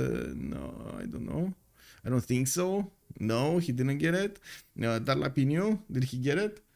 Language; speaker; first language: English; non-native, fluent; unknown